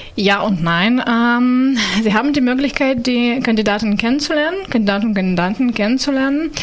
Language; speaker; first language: German; non-native, fluent; Ukrainian